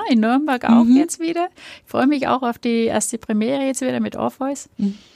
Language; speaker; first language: German; native; German